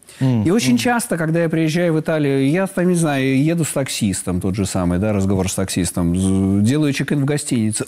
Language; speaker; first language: Russian; native; Russian